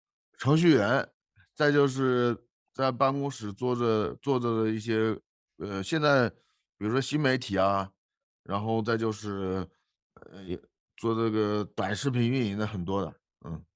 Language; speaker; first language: Chinese; native; Chinese